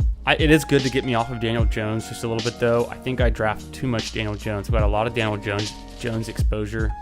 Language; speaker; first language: English; native; English